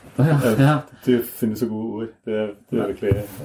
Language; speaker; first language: Norwegian; non-native, fluent; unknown